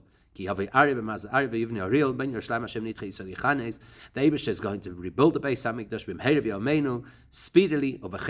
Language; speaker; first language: English; native; English